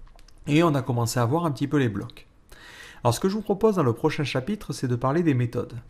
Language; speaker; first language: French; native; French